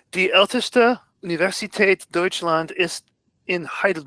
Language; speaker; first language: German; non-native, learner; English